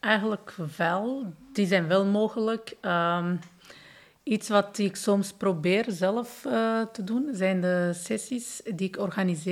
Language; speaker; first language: Dutch; non-native, fluent; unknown